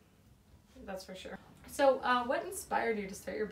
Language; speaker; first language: English; native; English